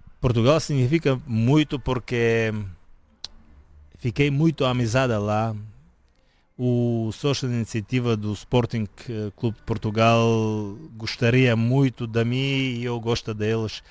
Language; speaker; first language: Portuguese; non-native, fluent; Bulgarian